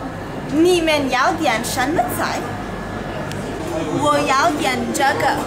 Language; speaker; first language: Chinese; non-native, learner; English